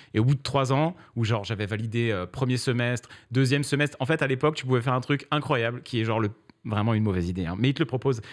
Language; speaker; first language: French; native; French